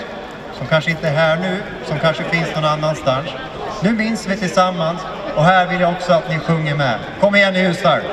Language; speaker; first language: Swedish; native; Swedish